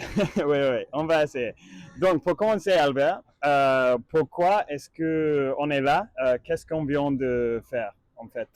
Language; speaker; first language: French; non-native, learner; English